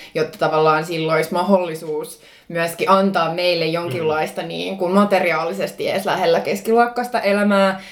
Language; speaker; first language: Finnish; non-native, local second language; Swedish